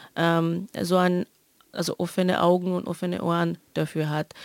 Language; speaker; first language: German; non-native, fluent; Persian